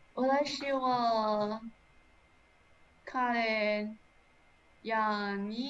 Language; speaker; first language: Japanese; non-native, learner; English